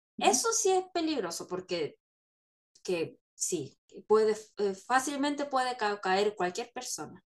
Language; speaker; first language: Spanish; non-native, fluent; Korean